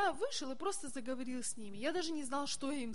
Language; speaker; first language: Russian; native; Russian